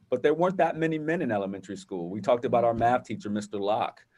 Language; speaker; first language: English; native; English